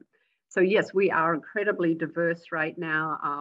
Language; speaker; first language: English; native; English